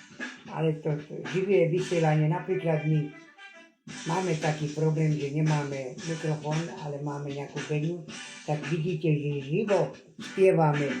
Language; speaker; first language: Slovak; non-native, local second language; Hungarian